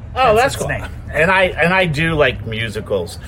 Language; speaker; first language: English; native; English